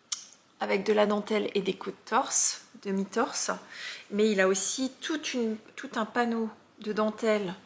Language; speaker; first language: French; native; French